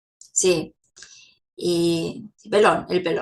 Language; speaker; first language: Spanish; non-native, fluent; Korean